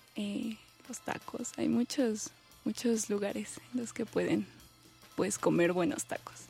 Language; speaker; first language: Spanish; native; Spanish